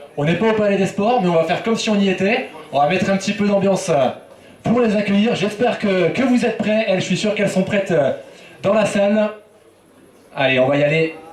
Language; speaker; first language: French; native; French